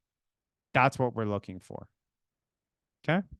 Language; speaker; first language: English; native; English